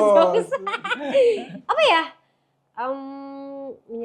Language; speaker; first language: Indonesian; native; Indonesian